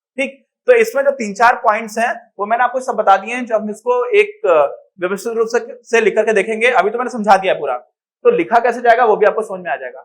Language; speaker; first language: Hindi; native; Hindi